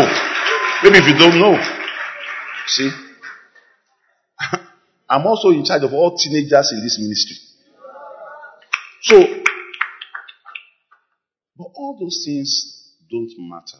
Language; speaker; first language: English; non-native, local second language; Yoruba